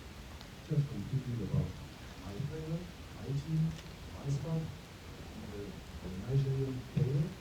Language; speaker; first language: English; non-native, learner; French